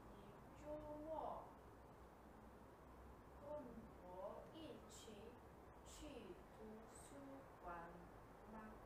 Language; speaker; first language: Chinese; non-native, learner; Korean